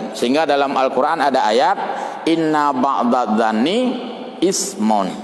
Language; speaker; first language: Malay; non-native, local second language; Achinese